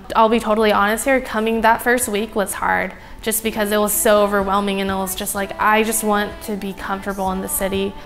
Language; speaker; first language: English; native; English